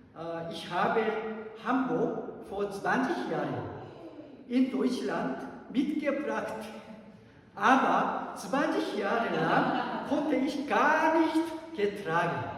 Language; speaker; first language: German; non-native, learner; Korean